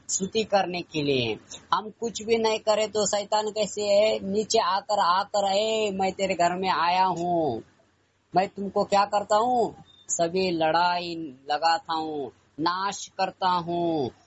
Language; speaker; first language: Hindi; non-native, local second language; Kannada